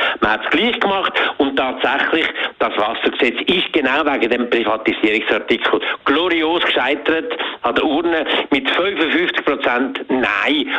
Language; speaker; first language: German; native; German